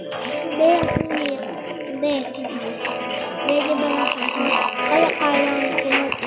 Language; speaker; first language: Filipino; non-native, local second language; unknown